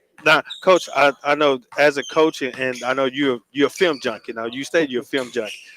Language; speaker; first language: English; native; English